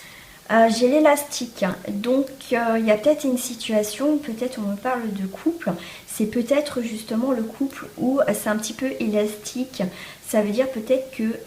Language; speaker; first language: French; native; French